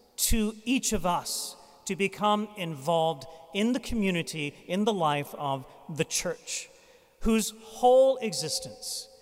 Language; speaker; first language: English; native; English